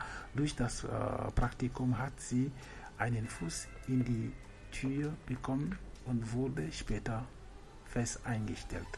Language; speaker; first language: German; non-native, fluent; French